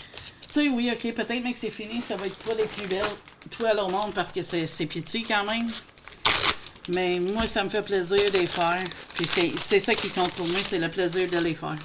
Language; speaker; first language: French; native; French